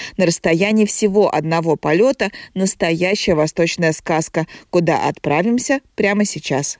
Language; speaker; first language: Russian; native; Russian